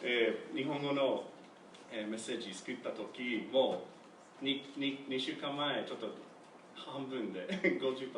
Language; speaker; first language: Japanese; non-native, learner; English